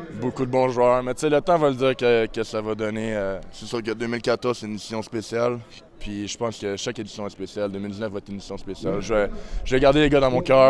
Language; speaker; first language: French; native; French